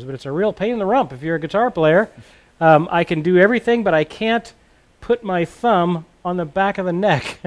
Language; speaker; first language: English; native; English